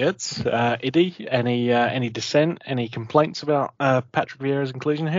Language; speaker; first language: English; native; English